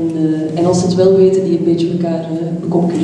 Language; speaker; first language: Dutch; native; Dutch